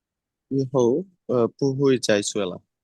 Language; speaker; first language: Chinese; non-native, learner; Bangla